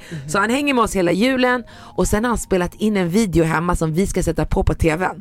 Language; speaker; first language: Swedish; early bilingual, other home language; Arabic